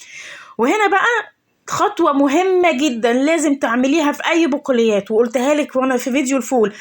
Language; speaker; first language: Arabic; native; Arabic